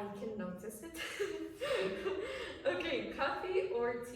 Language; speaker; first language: English; non-native, fluent; Polish